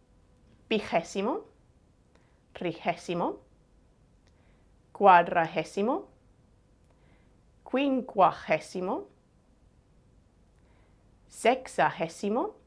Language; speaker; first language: Spanish; non-native, fluent; English